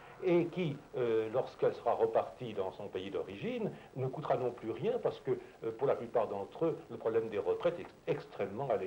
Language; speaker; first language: French; native; French